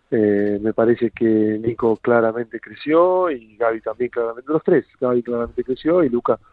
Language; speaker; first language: Spanish; native; Spanish